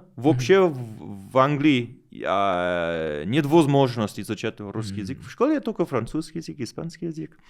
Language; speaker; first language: Russian; non-native, learner; English